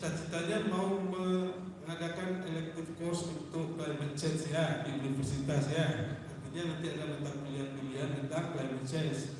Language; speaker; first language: Indonesian; native; Indonesian